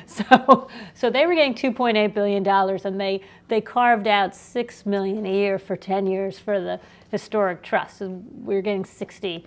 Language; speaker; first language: English; native; English